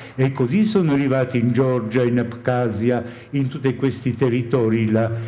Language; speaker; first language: Italian; native; Italian